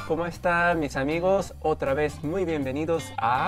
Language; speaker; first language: Spanish; non-native, learner; Korean